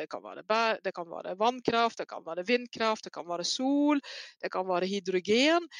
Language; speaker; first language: Norwegian; non-native, fluent; Dutch